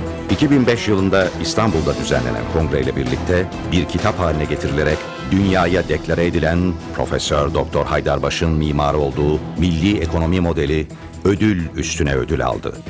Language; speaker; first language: Turkish; native; Turkish